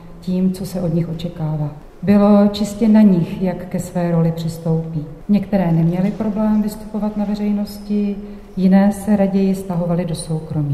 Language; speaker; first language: Czech; native; Czech